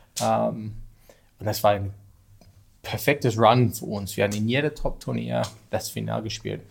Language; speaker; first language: German; non-native, learner; English